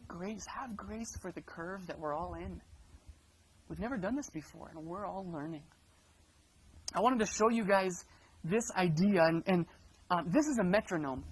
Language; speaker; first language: English; native; English